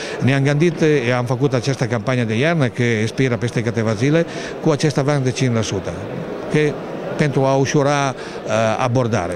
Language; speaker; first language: Romanian; non-native, fluent; Italian